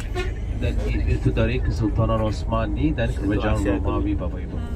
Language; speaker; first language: Indonesian; non-native, fluent; Turkish